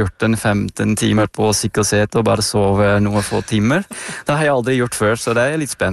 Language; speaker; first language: Norwegian; non-native, learner; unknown